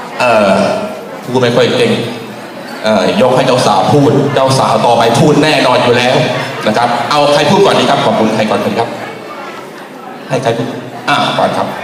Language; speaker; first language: Thai; native; Thai